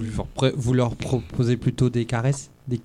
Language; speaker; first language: French; native; French